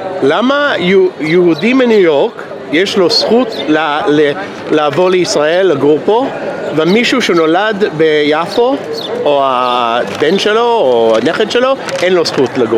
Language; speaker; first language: Hebrew; non-native, fluent; English